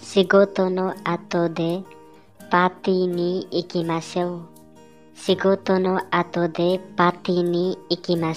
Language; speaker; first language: Japanese; non-native, learner; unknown